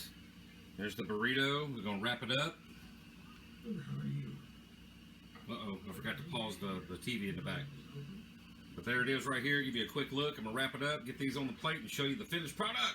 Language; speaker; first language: English; native; English